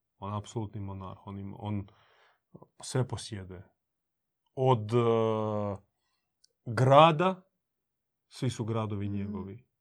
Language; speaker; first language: Croatian; native; Croatian